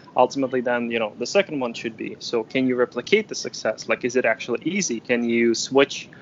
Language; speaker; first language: English; non-native, fluent; Ukrainian